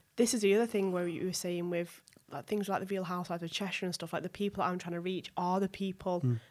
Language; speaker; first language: English; native; English